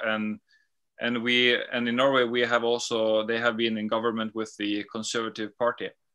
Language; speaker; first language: English; non-native, fluent; Norwegian